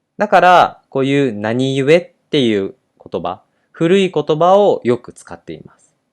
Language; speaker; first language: Japanese; native; Japanese